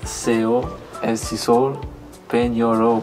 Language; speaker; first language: Korean; non-native, learner; Serbian